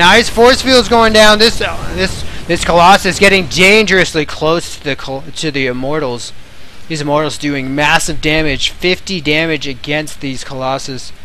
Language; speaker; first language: English; native; English